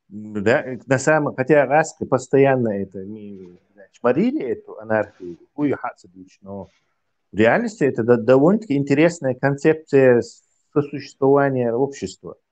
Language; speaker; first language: Russian; non-native, local second language; Chechen